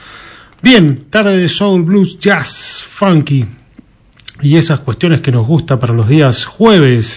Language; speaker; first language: Spanish; native; Spanish